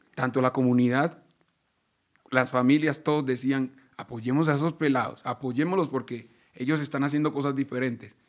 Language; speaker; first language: Spanish; native; Spanish